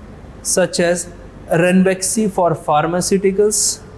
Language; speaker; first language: English; non-native, local second language; Hindi